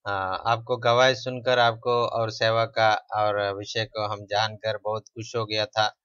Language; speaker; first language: Hindi; non-native, local second language; Telugu